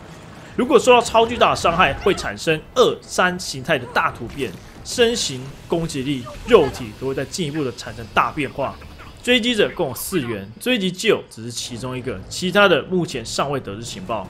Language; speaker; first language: Chinese; native; Chinese